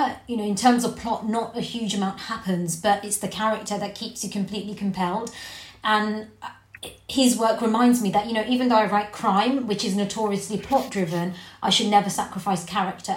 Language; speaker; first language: English; native; English